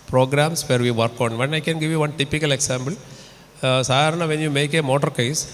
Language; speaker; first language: English; non-native, local second language; Malayalam